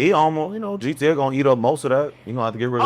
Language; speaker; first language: English; native; English